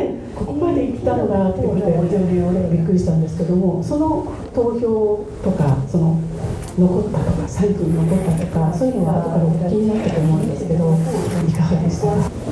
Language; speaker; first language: Japanese; native; Japanese